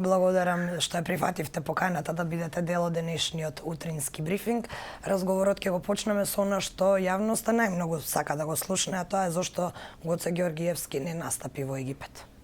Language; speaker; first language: Macedonian; native; Macedonian